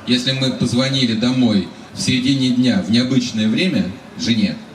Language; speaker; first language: Russian; native; Russian